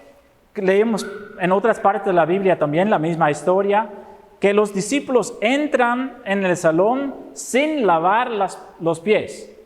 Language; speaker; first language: Spanish; non-native, fluent; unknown